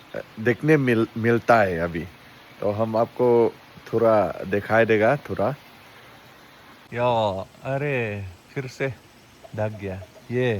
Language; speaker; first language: Hindi; non-native, local second language; Khasi